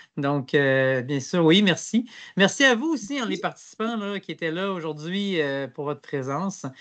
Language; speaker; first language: French; native; French